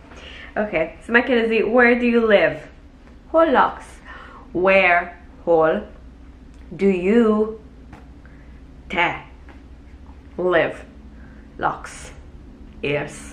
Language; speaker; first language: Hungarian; early bilingual, heritage; Hungarian